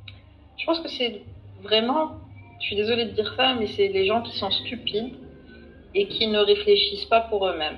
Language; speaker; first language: French; non-native, fluent; Arabic